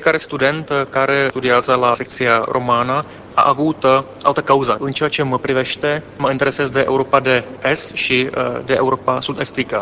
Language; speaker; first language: Romanian; non-native, fluent; Czech